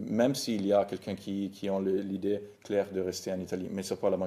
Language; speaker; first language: French; non-native, fluent; Italian